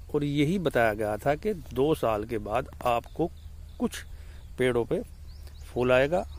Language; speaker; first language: Hindi; native; Hindi